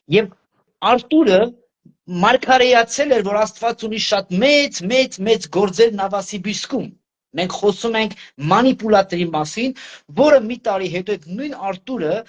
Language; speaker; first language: Armenian; native; Armenian